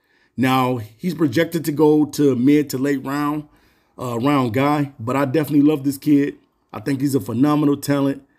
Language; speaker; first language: English; native; English